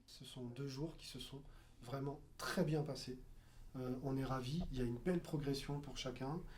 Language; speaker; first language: French; native; French